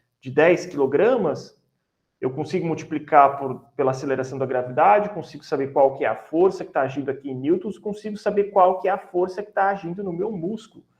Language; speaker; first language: Portuguese; native; Portuguese